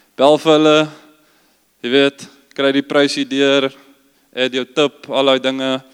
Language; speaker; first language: Afrikaans; early bilingual, heritage; Afrikaans